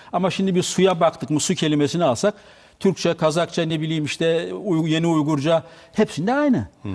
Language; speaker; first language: Turkish; native; Turkish